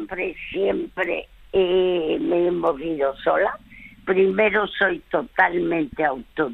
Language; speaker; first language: Spanish; early bilingual, other home language; French